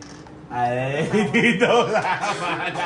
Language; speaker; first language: Filipino; native; Filipino